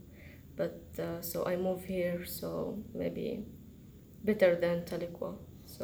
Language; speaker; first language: English; non-native, learner; Arabic